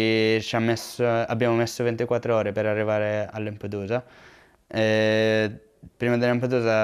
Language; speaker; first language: Italian; early bilingual, other home language; Arabic